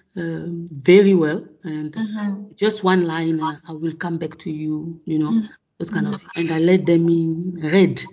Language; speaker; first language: English; non-native, fluent; French